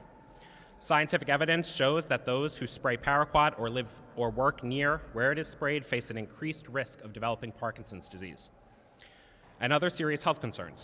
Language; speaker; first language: English; native; English